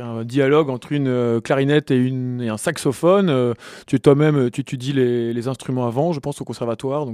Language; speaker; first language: French; native; French